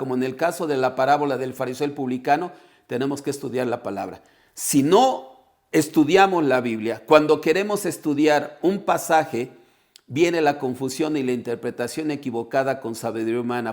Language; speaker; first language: Spanish; native; Spanish